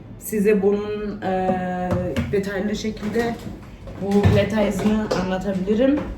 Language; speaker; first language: Turkish; early bilingual, heritage; Turkish